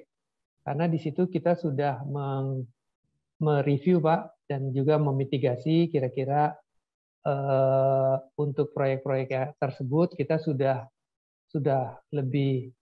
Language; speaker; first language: Indonesian; native; Indonesian